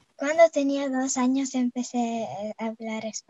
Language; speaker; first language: Spanish; non-native, fluent; Russian